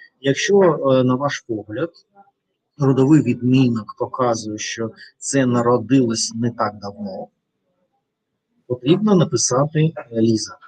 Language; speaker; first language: Ukrainian; non-native, learner; Russian